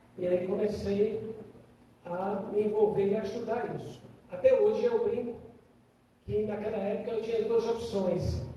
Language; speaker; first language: Portuguese; non-native, fluent; German